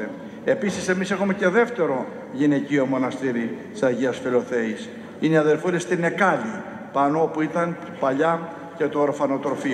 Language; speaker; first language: Greek; native; Greek